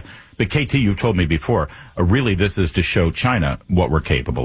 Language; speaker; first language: English; native; English